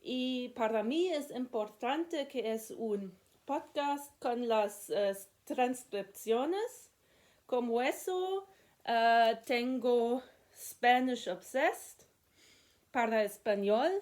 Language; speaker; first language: Spanish; non-native, learner; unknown